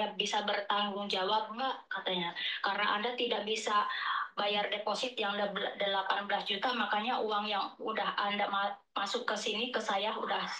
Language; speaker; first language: Indonesian; native; Indonesian